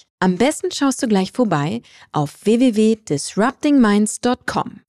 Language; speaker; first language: German; native; German